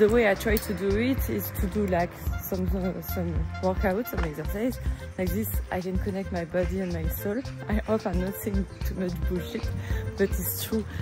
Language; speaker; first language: English; non-native, fluent; French